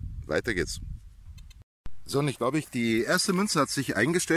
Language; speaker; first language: German; native; German